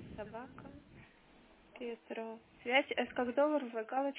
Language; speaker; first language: Russian; native; Russian